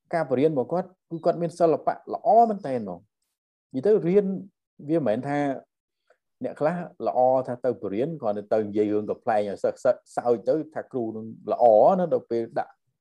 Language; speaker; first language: Khmer; native; Khmer